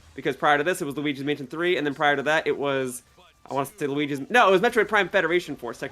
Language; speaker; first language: English; native; English